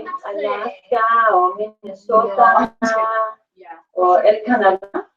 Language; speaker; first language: Spanish; non-native, fluent; English